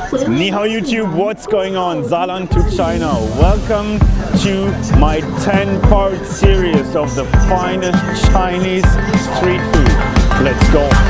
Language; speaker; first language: English; non-native, fluent; German